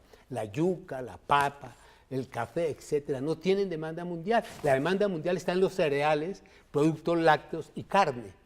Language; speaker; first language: Spanish; native; Spanish